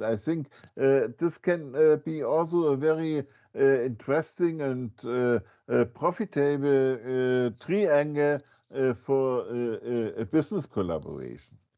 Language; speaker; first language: English; non-native, fluent; German